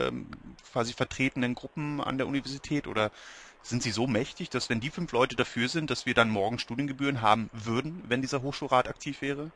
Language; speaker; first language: German; native; German